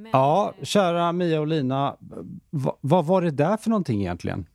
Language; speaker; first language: Swedish; native; Swedish